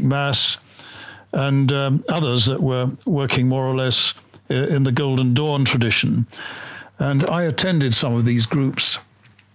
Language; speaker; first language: English; native; English